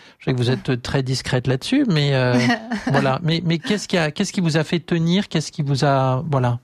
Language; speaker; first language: French; native; French